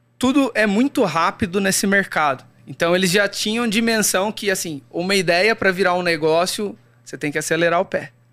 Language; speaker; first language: Portuguese; native; Portuguese